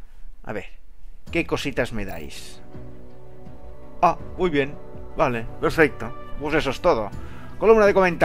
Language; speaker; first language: Spanish; native; Spanish